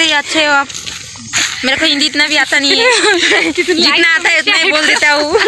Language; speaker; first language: Hindi; non-native, local second language; Bangla